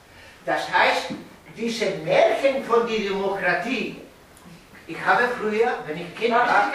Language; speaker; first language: German; non-native, learner; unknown